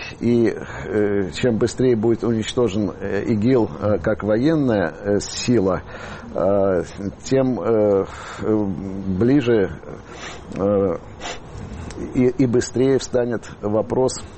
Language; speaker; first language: Russian; native; Russian